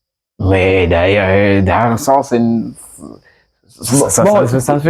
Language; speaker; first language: French; non-native, learner; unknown